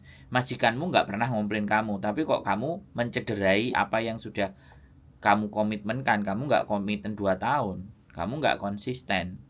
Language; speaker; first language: Indonesian; non-native, local second language; Javanese